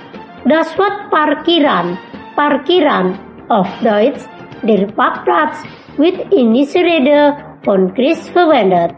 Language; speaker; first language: German; non-native, fluent; Indonesian